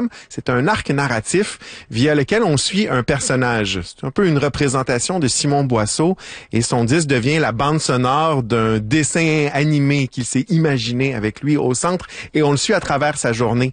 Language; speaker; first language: French; native; French